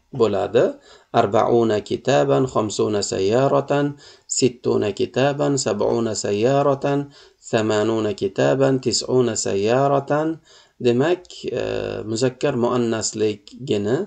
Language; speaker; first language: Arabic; non-native, fluent; Uzbek